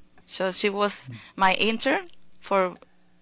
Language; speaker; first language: English; non-native, fluent; Spanish